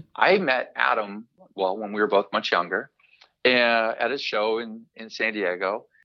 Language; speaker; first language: English; native; English